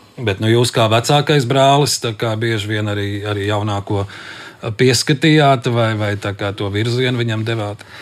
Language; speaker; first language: Latvian; native; Latvian